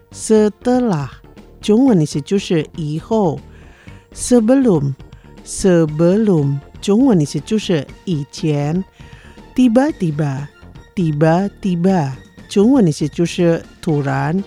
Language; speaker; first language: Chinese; non-native, fluent; Indonesian